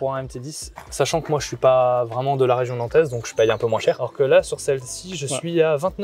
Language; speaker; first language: French; native; French